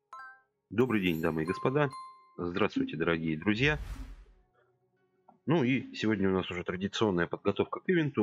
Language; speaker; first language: Russian; native; Russian